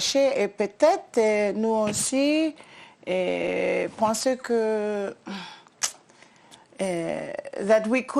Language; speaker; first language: French; non-native, learner; English